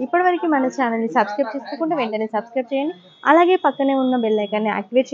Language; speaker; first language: Telugu; native; Telugu